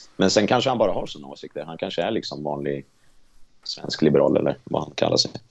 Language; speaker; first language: Swedish; native; Swedish